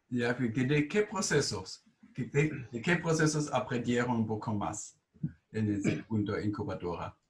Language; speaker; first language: Spanish; non-native, fluent; German